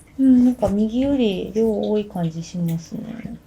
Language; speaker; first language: Japanese; native; Japanese